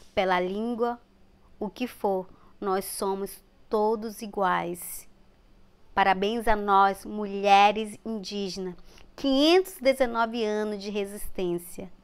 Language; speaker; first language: Portuguese; native; Portuguese